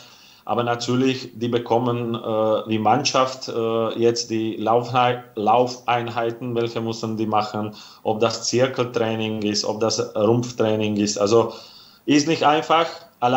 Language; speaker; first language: German; non-native, fluent; Slovak